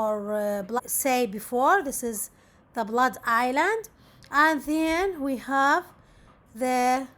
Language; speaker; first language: English; non-native, local second language; Arabic